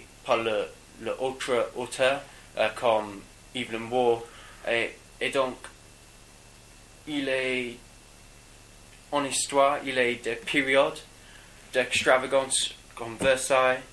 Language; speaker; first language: French; non-native, learner; English